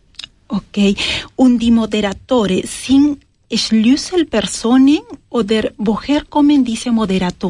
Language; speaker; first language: German; non-native, fluent; Spanish